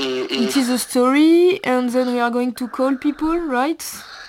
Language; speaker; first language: English; non-native, learner; French